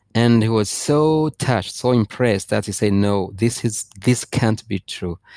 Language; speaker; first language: English; non-native, fluent; Rundi